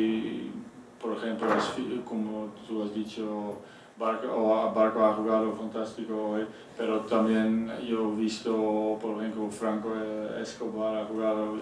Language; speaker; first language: Spanish; non-native, fluent; Dutch